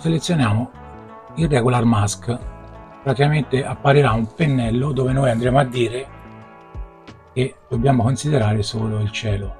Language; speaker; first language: Italian; native; Italian